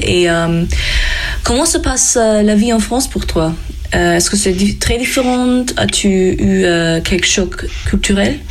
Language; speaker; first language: French; non-native, fluent; German